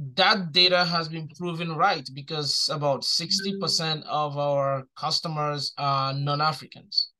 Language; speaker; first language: English; non-native, local second language; Igbo